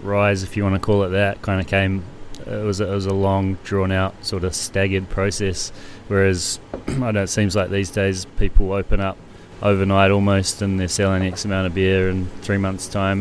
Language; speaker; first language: English; native; English